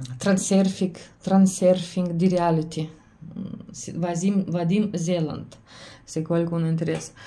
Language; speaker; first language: Italian; non-native, fluent; Lithuanian